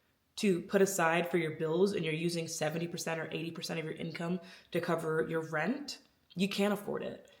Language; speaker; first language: English; native; English